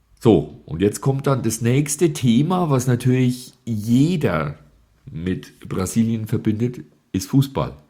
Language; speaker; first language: German; native; German